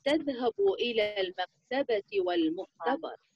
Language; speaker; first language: Arabic; non-native, learner; Indonesian